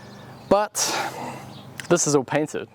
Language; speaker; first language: English; native; English